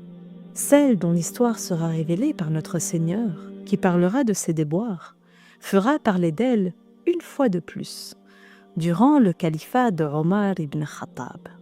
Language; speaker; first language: French; native; French